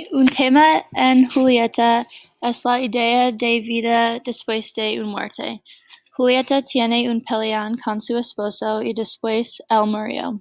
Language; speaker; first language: Spanish; non-native, learner; English